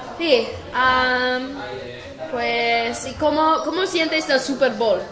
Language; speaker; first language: Spanish; non-native, fluent; English